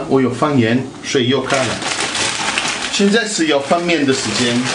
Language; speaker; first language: Chinese; non-native, fluent; Italian